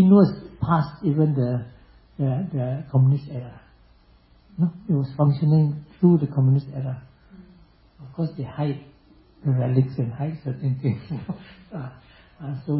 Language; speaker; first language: English; non-native, local second language; Chinese